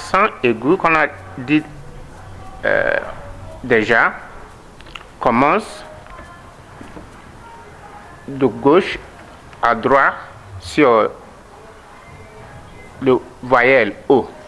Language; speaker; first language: French; non-native, learner; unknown